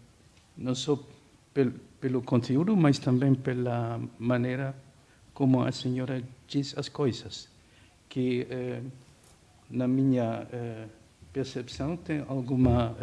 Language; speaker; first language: Portuguese; non-native, fluent; Dutch